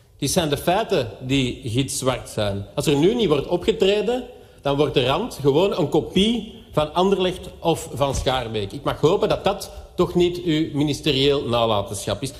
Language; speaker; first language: Dutch; native; Dutch